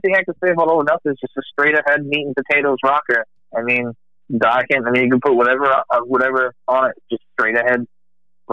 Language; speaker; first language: English; native; English